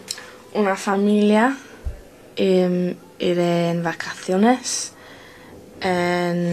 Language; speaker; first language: Spanish; non-native, learner; English